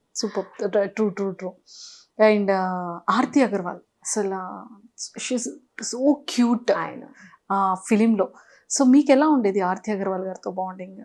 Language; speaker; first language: Telugu; native; Telugu